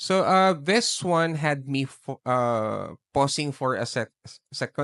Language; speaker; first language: English; non-native, local second language; Filipino